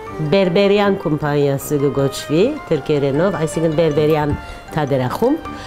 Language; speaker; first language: Armenian; native; Armenian